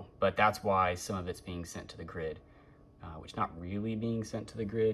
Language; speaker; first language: English; native; English